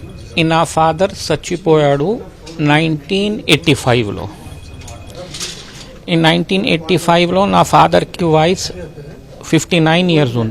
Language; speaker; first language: Telugu; early bilingual, heritage; Telugu